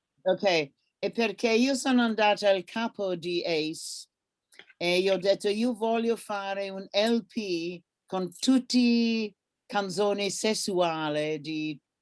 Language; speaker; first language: Italian; non-native, learner; English